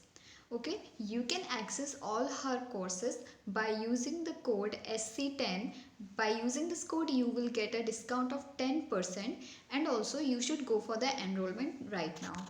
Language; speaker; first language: English; non-native, local second language; Hindi